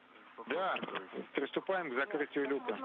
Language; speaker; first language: Russian; native; Russian